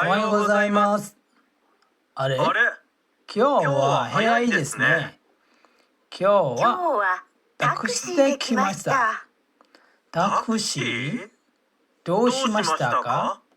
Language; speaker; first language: Japanese; non-native, fluent; Burmese